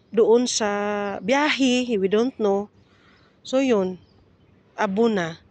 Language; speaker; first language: Filipino; native; Filipino